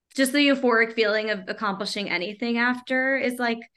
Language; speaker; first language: English; native; English